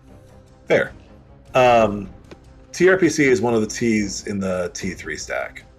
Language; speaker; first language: English; native; English